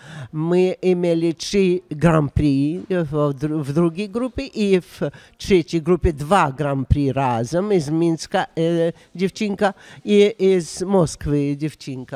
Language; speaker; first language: Polish; non-native, learner; Russian